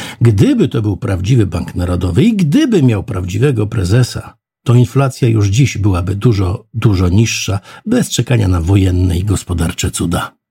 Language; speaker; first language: Polish; native; Polish